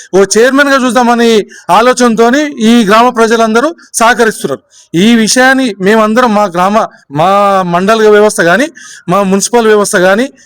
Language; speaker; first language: Telugu; native; Telugu